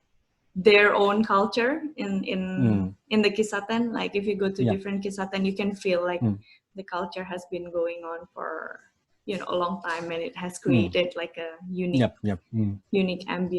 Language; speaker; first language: English; non-native, fluent; Indonesian